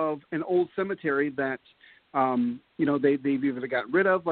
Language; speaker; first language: English; native; English